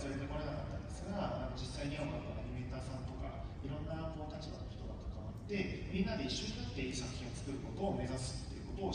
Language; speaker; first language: Japanese; native; Japanese